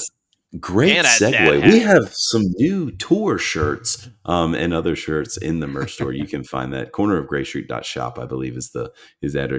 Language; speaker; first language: English; native; English